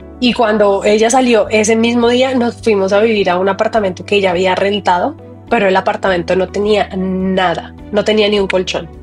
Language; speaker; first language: Spanish; native; Spanish